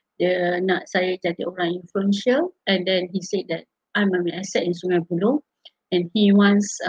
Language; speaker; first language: English; non-native, local second language; Malay